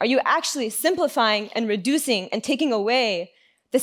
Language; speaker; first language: English; native; English